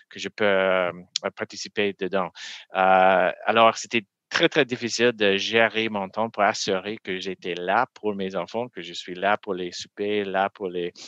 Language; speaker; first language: French; non-native, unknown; English